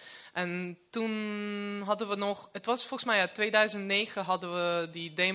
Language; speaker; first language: Dutch; non-native, fluent; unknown